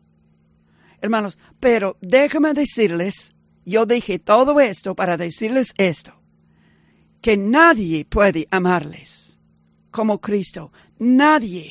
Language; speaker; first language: Spanish; early bilingual, heritage; Spanish